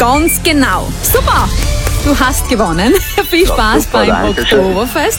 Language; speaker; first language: German; native; German